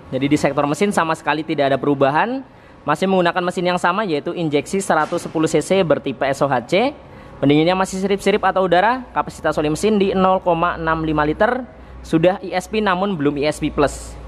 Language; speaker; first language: Indonesian; native; Indonesian